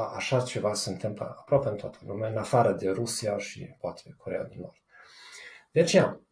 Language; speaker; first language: Romanian; non-native, fluent; German